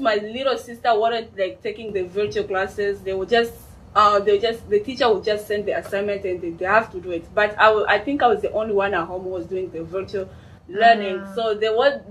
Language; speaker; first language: English; non-native, fluent; Swahili